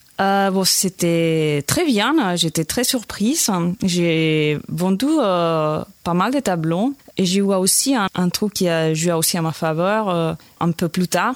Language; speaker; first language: French; non-native, fluent; Spanish